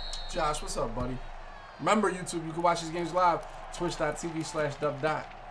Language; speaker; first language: English; native; English